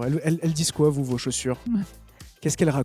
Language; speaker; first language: French; native; French